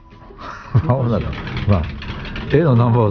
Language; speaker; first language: Japanese; native; Japanese